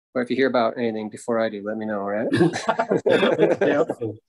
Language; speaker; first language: English; native; English